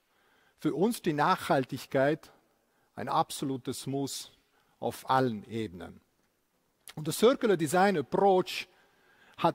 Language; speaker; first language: German; non-native, fluent; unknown